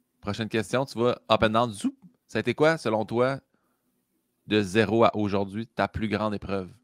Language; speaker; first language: French; native; French